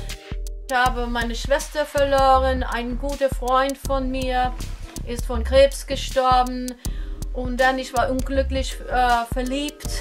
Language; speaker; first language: German; non-native, fluent; English